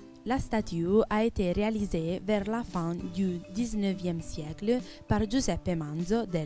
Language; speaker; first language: French; non-native, learner; Italian